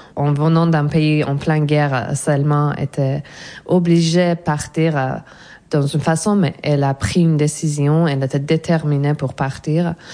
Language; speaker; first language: French; non-native, fluent; Persian